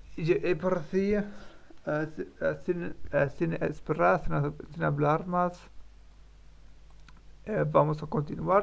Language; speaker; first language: Spanish; non-native, learner; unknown